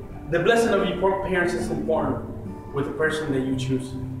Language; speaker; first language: English; early bilingual, other home language; Spanish